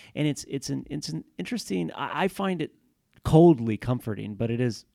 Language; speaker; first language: English; native; English